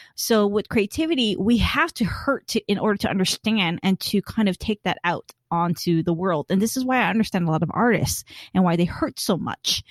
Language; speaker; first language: English; early bilingual, other home language; Khmer